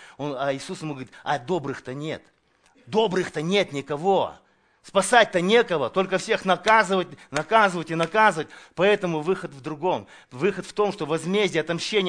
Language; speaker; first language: Russian; native; Russian